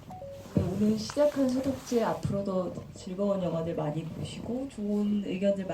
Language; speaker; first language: Korean; native; Korean